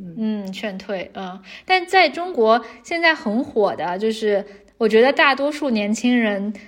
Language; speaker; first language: Chinese; native; Chinese